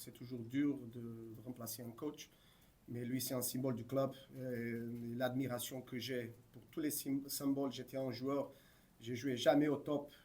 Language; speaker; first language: French; non-native, fluent; Portuguese